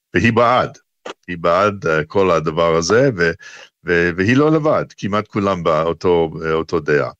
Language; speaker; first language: Hebrew; non-native, fluent; English